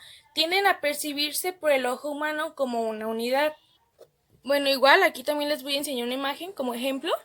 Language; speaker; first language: Spanish; native; Spanish